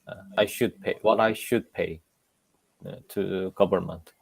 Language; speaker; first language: English; non-native, learner; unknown